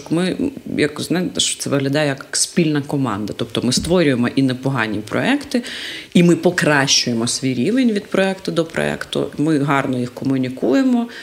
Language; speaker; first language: Ukrainian; non-native, local second language; Russian